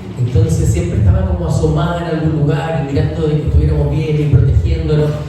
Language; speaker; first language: Spanish; native; Spanish